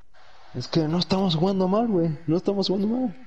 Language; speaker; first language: Spanish; native; Spanish